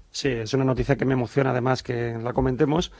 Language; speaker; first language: Spanish; native; Spanish